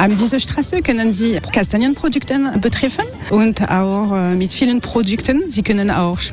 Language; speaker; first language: German; non-native, learner; French